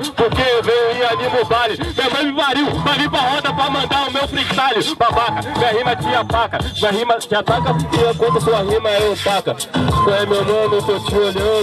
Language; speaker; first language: Portuguese; native; Portuguese